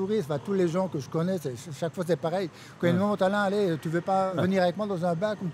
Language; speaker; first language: French; native; French